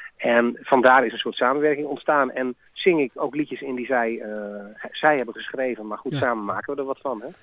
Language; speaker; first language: Dutch; native; Dutch